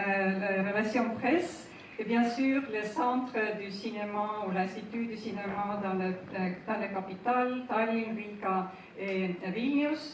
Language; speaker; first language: French; non-native, fluent; Estonian